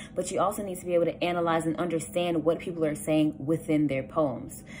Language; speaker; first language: English; native; English